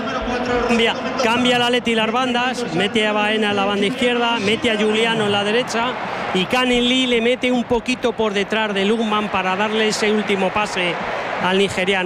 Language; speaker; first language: Spanish; native; Spanish